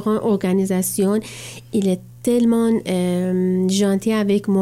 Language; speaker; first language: French; non-native, learner; Persian